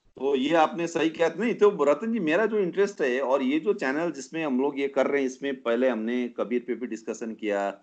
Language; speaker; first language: Hindi; non-native, local second language; Nepali